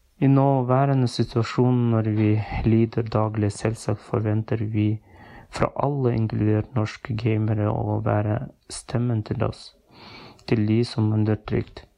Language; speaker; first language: Norwegian; non-native, fluent; Uyghur